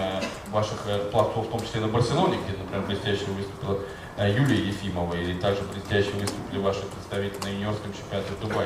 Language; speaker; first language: Russian; native; Russian